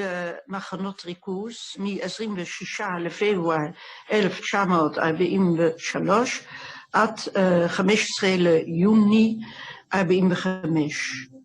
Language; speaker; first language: Hebrew; non-native, fluent; Dutch